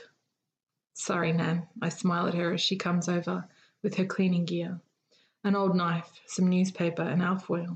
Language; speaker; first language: English; native; English